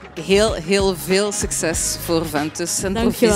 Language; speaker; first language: Dutch; non-native, fluent; French